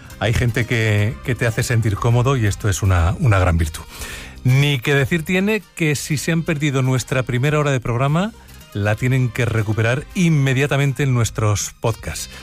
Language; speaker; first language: Spanish; native; Spanish